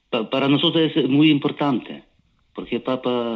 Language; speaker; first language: Spanish; non-native, learner; Ukrainian